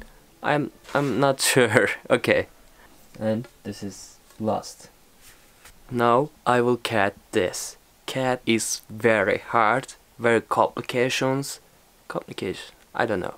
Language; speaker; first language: English; non-native, learner; Turkish